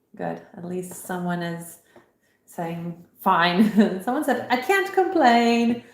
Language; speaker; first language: English; non-native, fluent; Italian